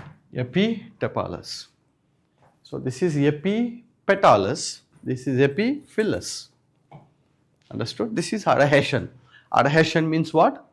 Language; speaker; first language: English; non-native, local second language; Telugu